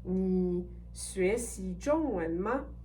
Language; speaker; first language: Chinese; non-native, fluent; French